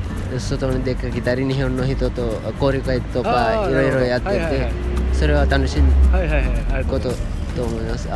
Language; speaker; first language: Japanese; non-native, learner; Sinhala